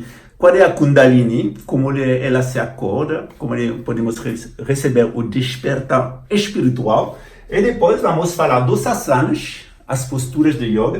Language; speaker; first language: Portuguese; non-native, fluent; French